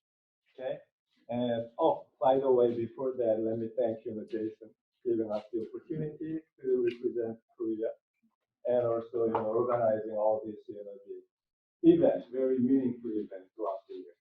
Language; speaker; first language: English; non-native, fluent; Korean